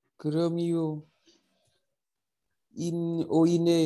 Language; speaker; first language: Korean; non-native, learner; Vietnamese